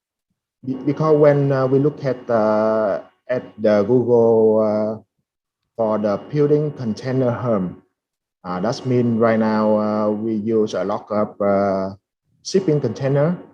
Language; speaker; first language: English; non-native, fluent; Vietnamese